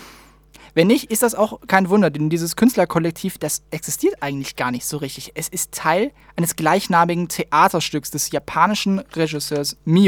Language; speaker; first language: German; native; German